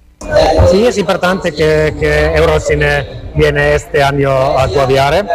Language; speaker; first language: Spanish; non-native, learner; Finnish